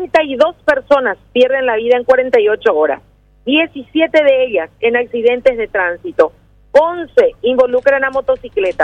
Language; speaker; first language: Spanish; native; Spanish